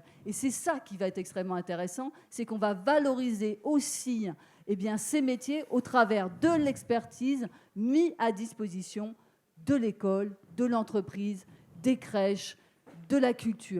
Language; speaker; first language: French; native; French